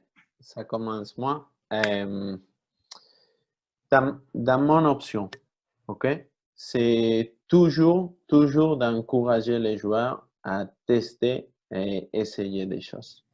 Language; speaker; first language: French; non-native, fluent; Spanish